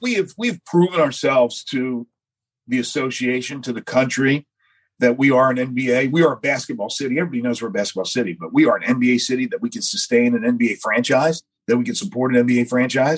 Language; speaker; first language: English; native; English